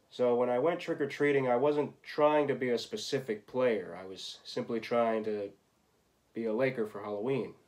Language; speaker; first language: English; native; English